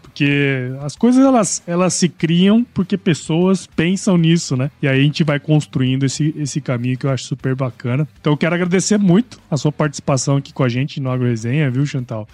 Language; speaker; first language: Portuguese; native; Portuguese